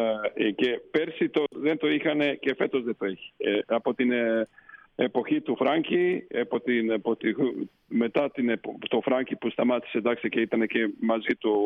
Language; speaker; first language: Greek; non-native, fluent; Slovenian